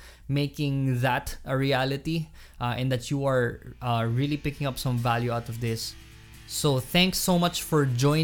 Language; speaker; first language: English; non-native, local second language; Hiligaynon